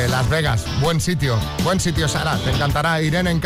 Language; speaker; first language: Spanish; native; Spanish